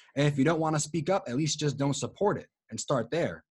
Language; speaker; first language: English; native; English